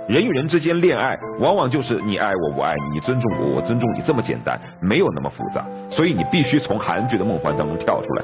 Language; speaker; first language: Chinese; native; Chinese